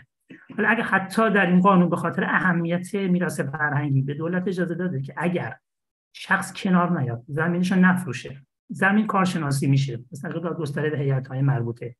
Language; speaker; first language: Persian; native; Persian